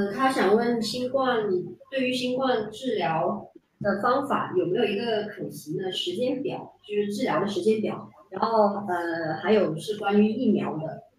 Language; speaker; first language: Chinese; native; Chinese